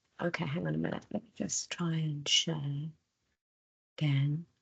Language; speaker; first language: English; native; English